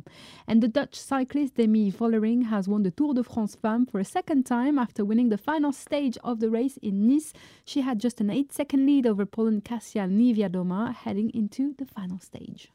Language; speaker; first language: English; non-native, fluent; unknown